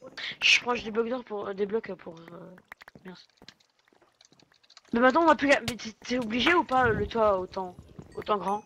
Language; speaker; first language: French; native; French